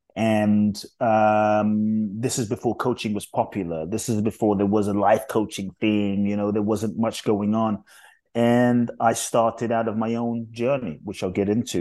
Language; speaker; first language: English; native; English